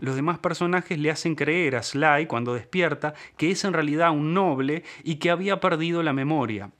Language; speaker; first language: Spanish; native; Spanish